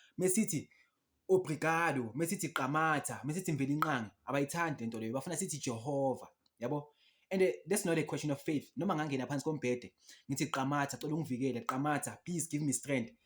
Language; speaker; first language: Zulu; non-native, local second language; Xhosa